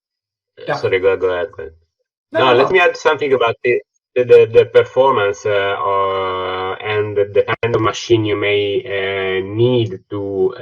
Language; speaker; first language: English; non-native, fluent; Italian